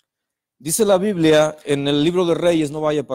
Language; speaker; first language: Spanish; native; Spanish